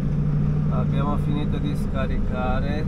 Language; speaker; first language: Italian; non-native, fluent; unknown